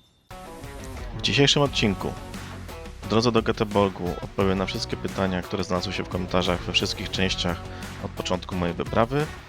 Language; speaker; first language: Polish; native; Polish